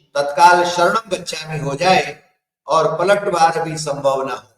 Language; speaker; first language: Hindi; non-native, local second language; Gujarati